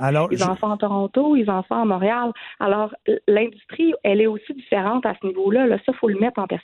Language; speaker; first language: French; native; French